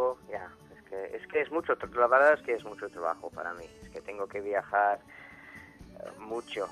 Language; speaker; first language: Spanish; non-native, fluent; English